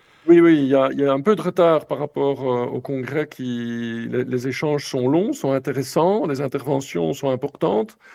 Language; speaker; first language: French; native; French